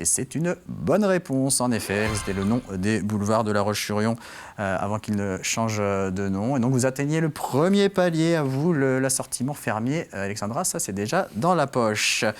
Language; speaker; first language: French; native; French